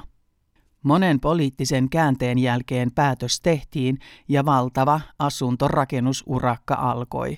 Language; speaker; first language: Finnish; early bilingual, heritage; Finnish